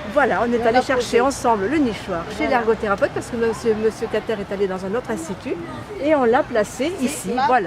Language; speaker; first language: French; native; French